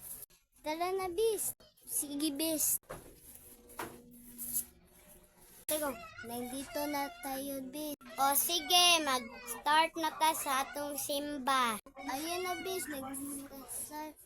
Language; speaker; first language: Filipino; non-native, local second language; Cebuano